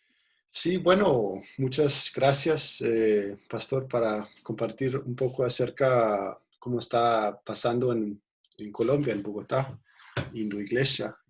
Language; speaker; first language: Spanish; non-native, fluent; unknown